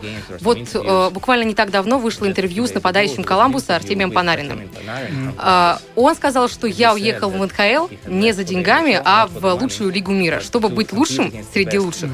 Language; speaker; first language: Russian; native; Russian